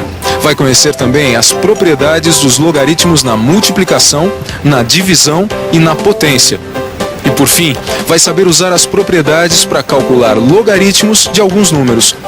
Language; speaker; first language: Portuguese; native; Portuguese